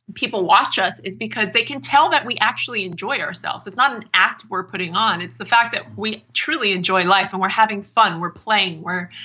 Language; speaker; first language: English; native; English